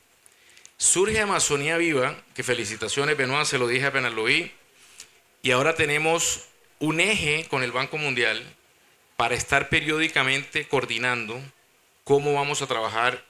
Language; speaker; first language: Spanish; native; Spanish